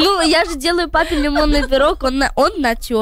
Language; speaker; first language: Russian; early bilingual, heritage; Russian